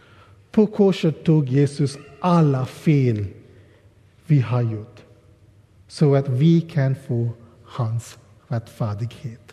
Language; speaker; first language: Swedish; non-native, fluent; English